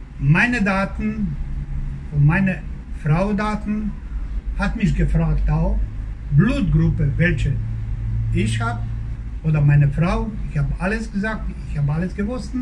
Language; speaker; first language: German; non-native, learner; Croatian